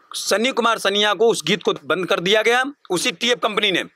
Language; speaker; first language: Hindi; native; Hindi